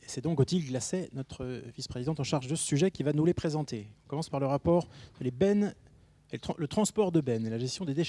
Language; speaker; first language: French; native; French